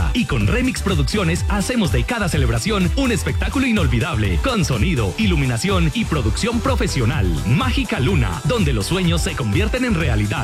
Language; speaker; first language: Spanish; native; Spanish